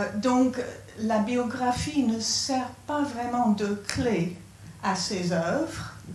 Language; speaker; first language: French; non-native, fluent; English